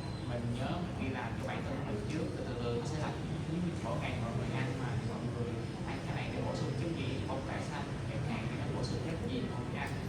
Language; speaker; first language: Vietnamese; native; Vietnamese